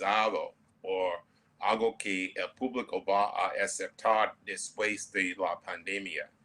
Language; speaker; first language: Spanish; non-native, fluent; English